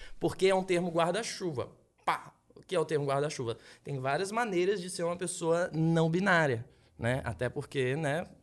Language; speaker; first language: Portuguese; native; Portuguese